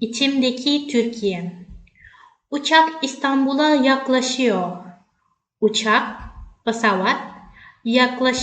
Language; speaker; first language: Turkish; non-native, fluent; Indonesian